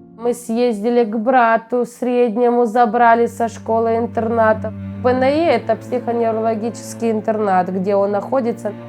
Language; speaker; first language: Russian; native; Russian